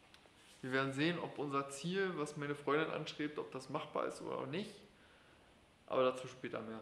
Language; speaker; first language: German; native; German